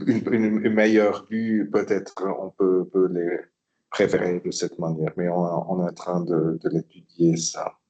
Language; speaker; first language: French; non-native, local second language; German